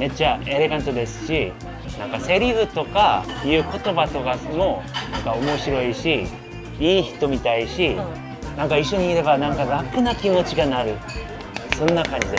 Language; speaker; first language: Japanese; non-native, learner; Korean